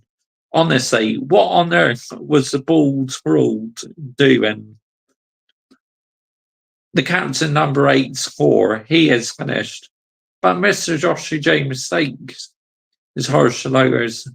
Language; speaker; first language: English; native; English